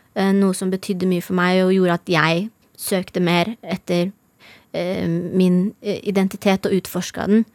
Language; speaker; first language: Norwegian; early bilingual, other home language; Persian